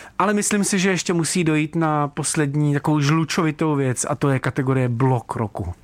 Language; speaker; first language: Czech; native; Czech